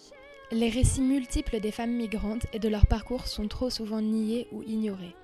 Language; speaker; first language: French; native; French